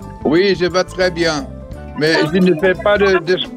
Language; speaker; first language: French; non-native, learner; Dutch